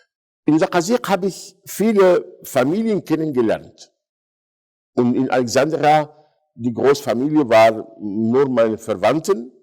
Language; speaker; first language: German; non-native, fluent; Arabic